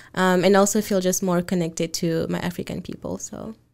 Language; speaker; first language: English; non-native, fluent; French